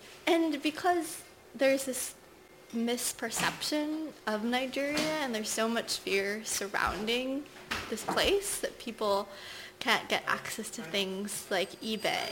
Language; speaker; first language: English; native; English